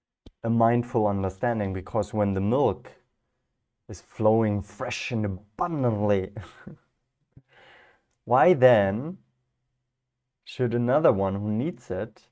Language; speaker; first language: English; non-native, fluent; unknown